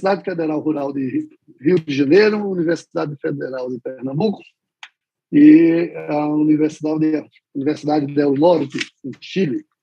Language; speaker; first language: Portuguese; non-native, fluent; Spanish